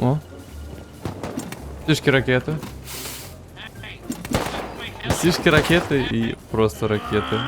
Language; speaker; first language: Russian; native; Russian